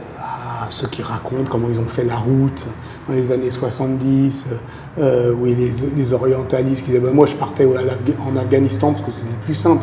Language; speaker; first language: French; native; French